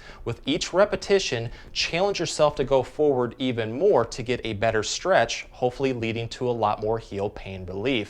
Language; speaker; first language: English; native; English